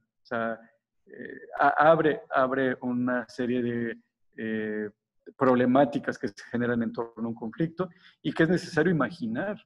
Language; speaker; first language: Spanish; native; Spanish